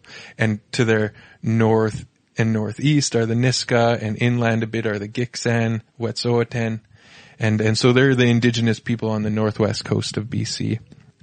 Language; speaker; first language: English; native; English